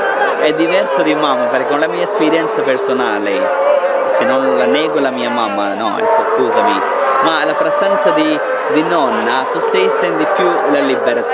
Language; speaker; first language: Italian; non-native, fluent; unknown